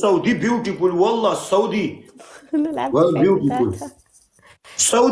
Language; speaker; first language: Arabic; non-native, learner; Pashto